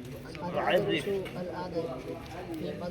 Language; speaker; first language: Arabic; non-native, learner; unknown